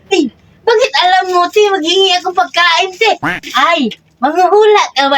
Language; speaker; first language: Filipino; non-native, local second language; Cebuano